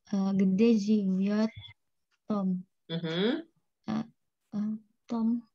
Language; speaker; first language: Russian; non-native, learner; Indonesian